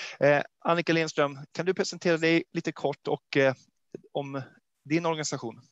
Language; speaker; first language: Swedish; native; Swedish